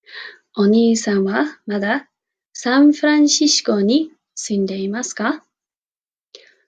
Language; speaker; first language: Japanese; non-native, fluent; English